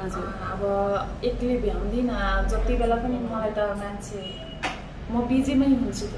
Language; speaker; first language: Nepali; non-native, local second language; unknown